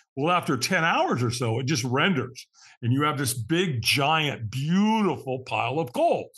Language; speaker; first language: English; native; English